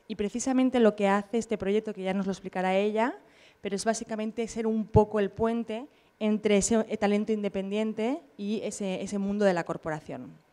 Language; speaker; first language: Spanish; native; Spanish